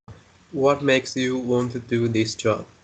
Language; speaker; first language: English; non-native, learner; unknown